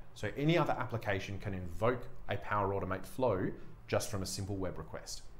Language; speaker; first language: English; native; English